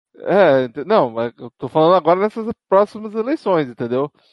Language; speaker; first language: Portuguese; native; Portuguese